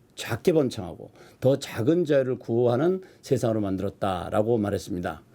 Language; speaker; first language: Korean; native; Korean